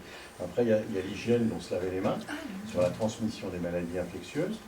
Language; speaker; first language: French; native; French